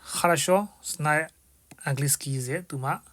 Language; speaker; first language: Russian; non-native, fluent; Burmese